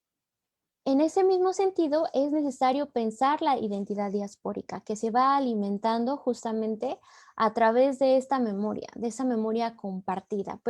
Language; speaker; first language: Spanish; native; Spanish